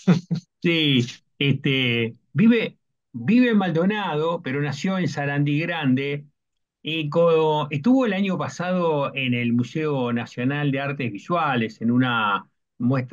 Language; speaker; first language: Spanish; native; Spanish